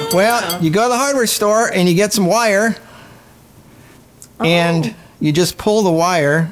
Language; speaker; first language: English; native; English